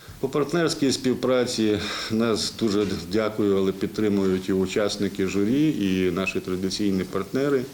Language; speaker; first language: Ukrainian; native; Ukrainian